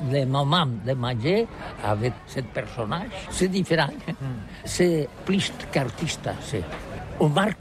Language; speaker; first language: French; non-native, learner; Catalan